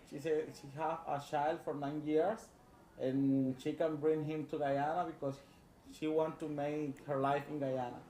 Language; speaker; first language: English; non-native, learner; Spanish